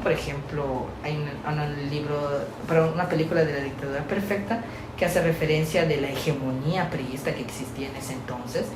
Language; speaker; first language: Spanish; native; Spanish